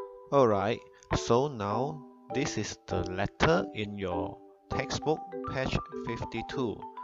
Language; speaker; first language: English; non-native, local second language; Chinese